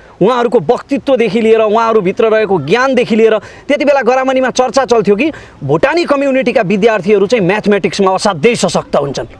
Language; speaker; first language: Nepali; native; Nepali